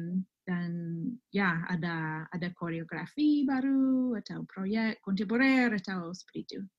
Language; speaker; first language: Indonesian; non-native, fluent; English